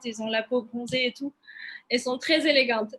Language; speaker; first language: French; non-native, fluent; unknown